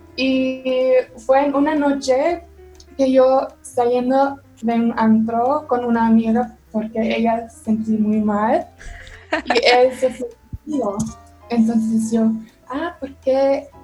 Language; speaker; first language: Spanish; non-native, learner; German